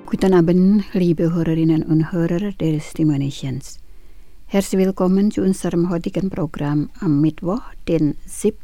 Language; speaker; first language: German; non-native, fluent; Indonesian